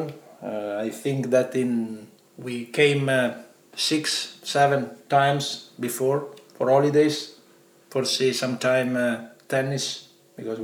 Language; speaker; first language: English; non-native, learner; Italian